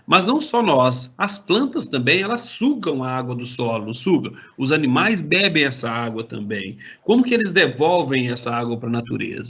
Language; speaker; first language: Portuguese; native; Portuguese